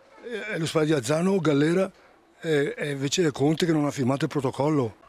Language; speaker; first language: Italian; native; Italian